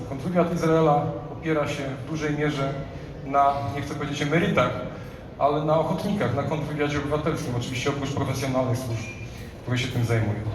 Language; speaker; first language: Polish; native; Polish